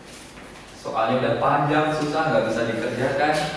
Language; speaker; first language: Indonesian; native; Indonesian